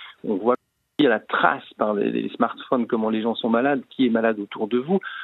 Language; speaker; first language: French; native; French